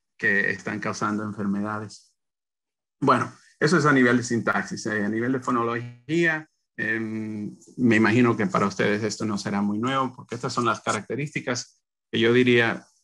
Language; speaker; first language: Spanish; native; Spanish